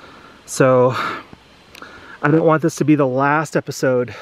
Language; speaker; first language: English; native; English